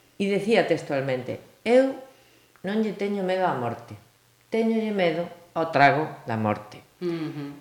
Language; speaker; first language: Spanish; native; Spanish